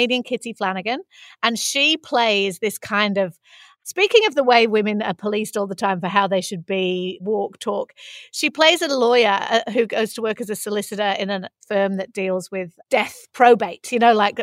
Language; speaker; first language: English; native; English